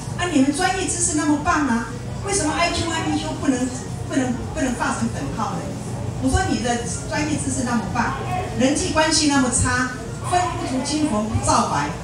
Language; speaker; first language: Chinese; non-native, local second language; Hakka Chinese